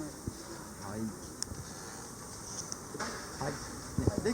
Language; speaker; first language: Japanese; native; Japanese